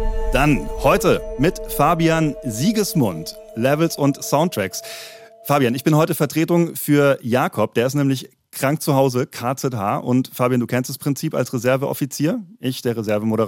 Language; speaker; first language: German; native; German